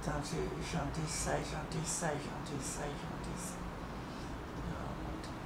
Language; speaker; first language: French; non-native, local second language; Guadeloupean Creole French